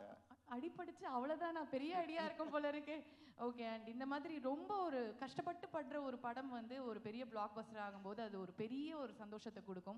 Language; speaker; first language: Tamil; native; Tamil